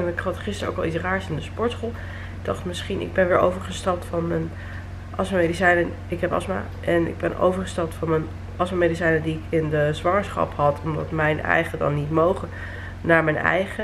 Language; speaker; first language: Dutch; native; Dutch